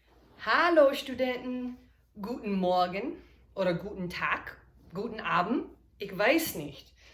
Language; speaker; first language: German; non-native, fluent; English